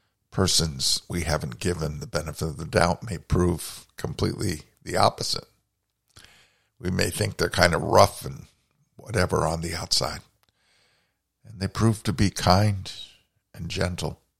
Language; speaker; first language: English; native; English